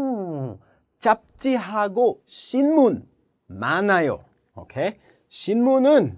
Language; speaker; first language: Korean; non-native, learner; English